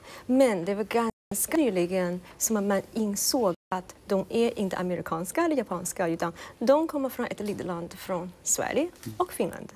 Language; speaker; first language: Swedish; non-native, fluent; Chinese